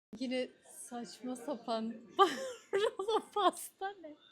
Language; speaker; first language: Turkish; native; Turkish